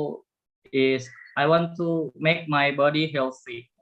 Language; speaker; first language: English; non-native, fluent; Indonesian